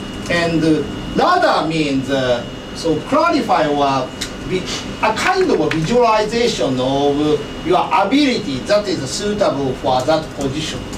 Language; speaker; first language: English; non-native, fluent; Japanese